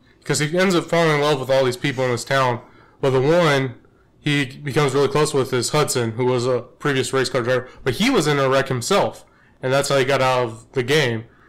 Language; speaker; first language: English; native; English